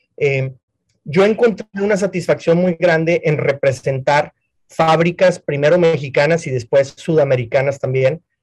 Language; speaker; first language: Spanish; native; Spanish